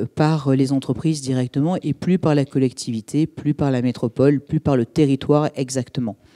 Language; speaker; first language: French; native; French